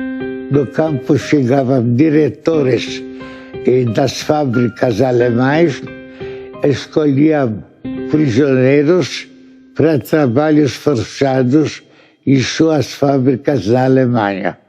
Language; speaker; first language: Portuguese; non-native, fluent; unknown